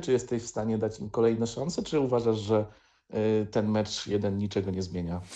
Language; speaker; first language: Polish; native; Polish